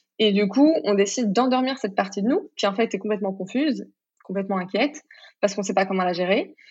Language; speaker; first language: French; non-native, local second language; Arabic